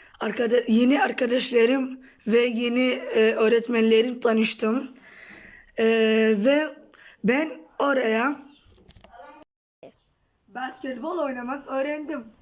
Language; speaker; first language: Turkish; non-native, learner; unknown